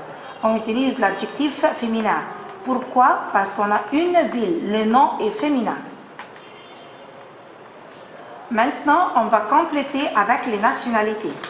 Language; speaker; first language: French; non-native, fluent; Arabic